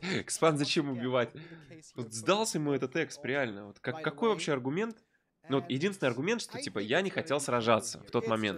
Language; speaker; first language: Russian; native; Russian